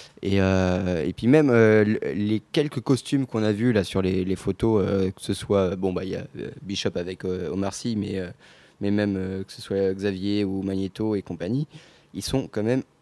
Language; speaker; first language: French; native; French